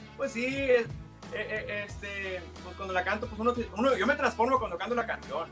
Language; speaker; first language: Spanish; early bilingual, heritage; Spanish